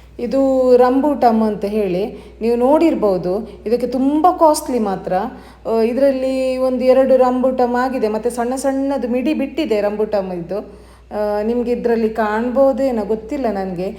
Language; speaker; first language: Kannada; non-native, local second language; Tulu